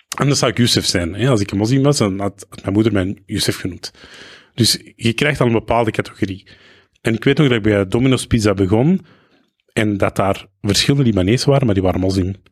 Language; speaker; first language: Dutch; early bilingual, other home language; Arabic